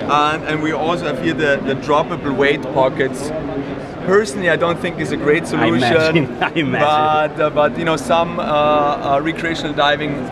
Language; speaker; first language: English; non-native, fluent; German